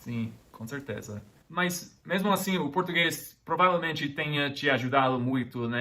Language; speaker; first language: Portuguese; non-native, fluent; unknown